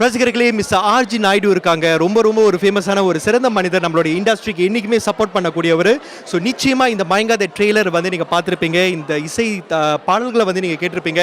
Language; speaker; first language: Tamil; native; Tamil